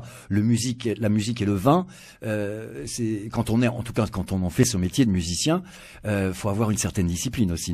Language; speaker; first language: French; native; French